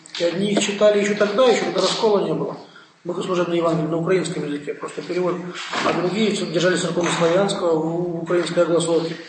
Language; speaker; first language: Russian; non-native, local second language; Ukrainian